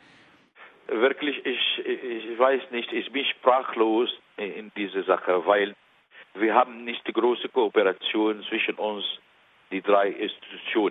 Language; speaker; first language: German; non-native, learner; Arabic